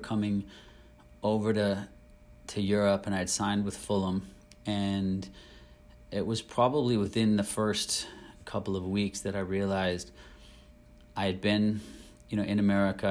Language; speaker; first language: English; native; English